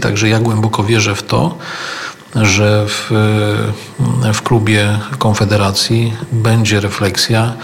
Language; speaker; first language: Polish; native; Polish